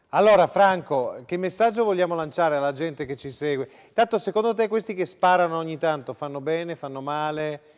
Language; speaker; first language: Italian; native; Italian